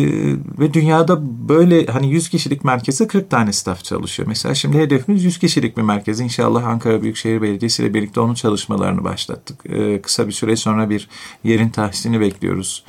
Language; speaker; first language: Turkish; native; Turkish